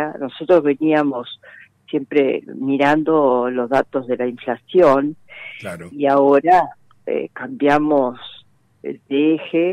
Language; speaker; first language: Spanish; native; Spanish